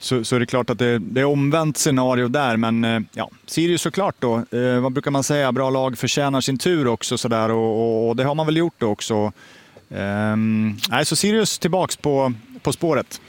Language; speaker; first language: Swedish; native; Swedish